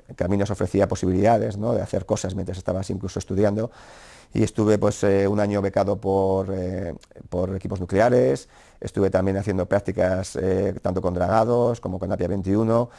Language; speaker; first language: Spanish; native; Spanish